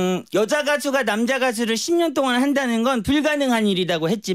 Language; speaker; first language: Korean; native; Korean